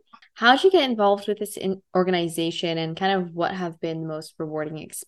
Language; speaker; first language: English; native; English